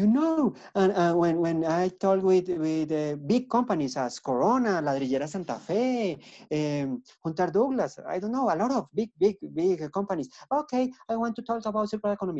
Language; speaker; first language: English; non-native, learner; Spanish